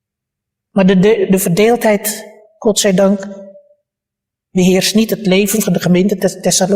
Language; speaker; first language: Dutch; early bilingual, other home language; Malay